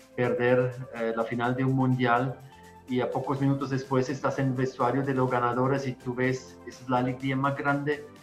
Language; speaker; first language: Spanish; non-native, fluent; German